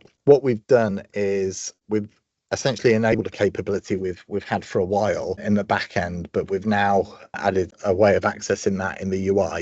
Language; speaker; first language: English; native; English